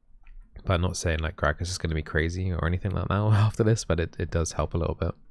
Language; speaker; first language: English; native; English